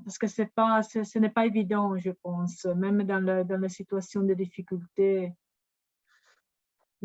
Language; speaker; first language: French; non-native, fluent; Italian